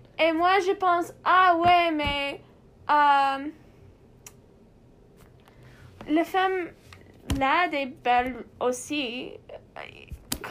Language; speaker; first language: French; non-native, learner; English